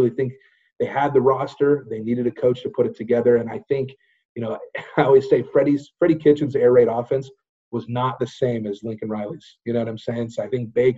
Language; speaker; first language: English; native; English